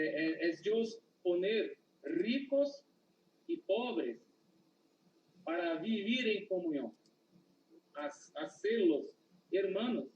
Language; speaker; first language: Spanish; non-native, learner; Portuguese